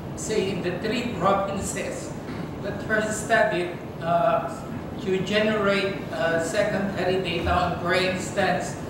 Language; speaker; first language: English; non-native, fluent; Vietnamese